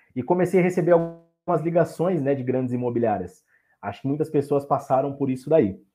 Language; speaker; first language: Portuguese; native; Portuguese